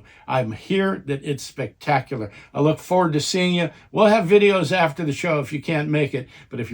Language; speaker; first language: English; native; English